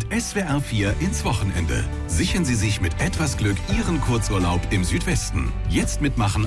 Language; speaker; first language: German; native; German